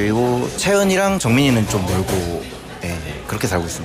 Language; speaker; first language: Korean; native; Korean